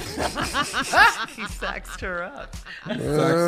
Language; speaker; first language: English; native; English